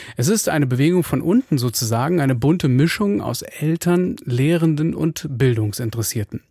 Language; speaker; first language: German; native; German